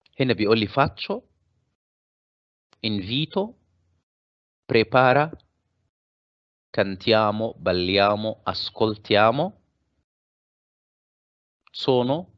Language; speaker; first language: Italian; non-native, fluent; Arabic